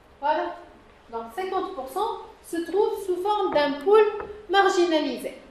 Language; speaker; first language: French; non-native, local second language; Arabic